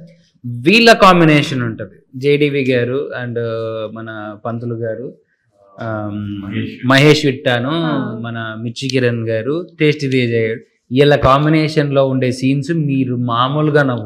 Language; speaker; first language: Telugu; native; Telugu